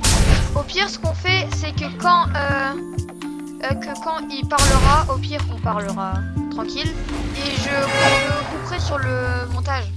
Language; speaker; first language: French; native; French